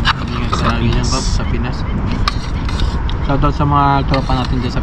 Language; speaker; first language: Filipino; native; Filipino